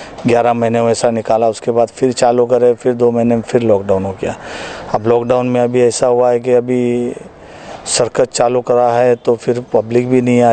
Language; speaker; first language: Hindi; native; Hindi